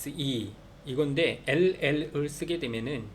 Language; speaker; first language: Spanish; non-native, learner; Korean